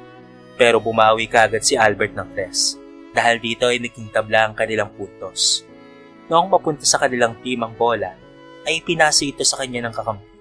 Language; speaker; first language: Filipino; native; Filipino